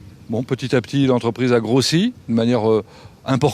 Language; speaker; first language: French; native; French